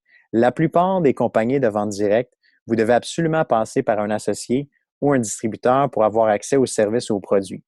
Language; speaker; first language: French; native; French